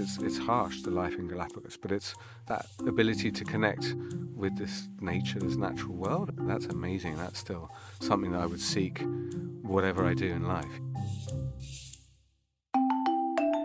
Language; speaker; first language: English; native; English